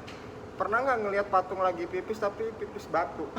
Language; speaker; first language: Indonesian; native; Indonesian